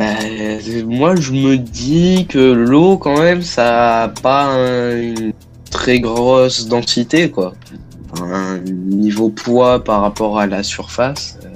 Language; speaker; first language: French; native; French